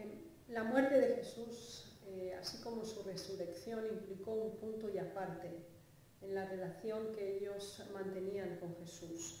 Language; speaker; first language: Spanish; native; Spanish